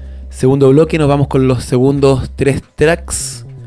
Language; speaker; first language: Spanish; native; Spanish